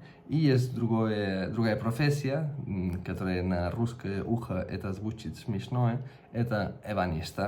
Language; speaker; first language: Russian; non-native, fluent; Catalan